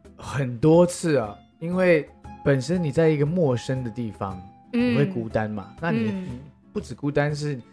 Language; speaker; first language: Chinese; early bilingual, heritage; Chinese